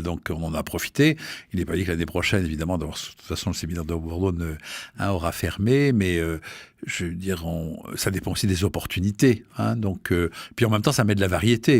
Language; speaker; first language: French; native; French